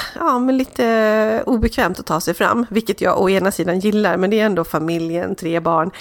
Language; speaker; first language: Swedish; native; Swedish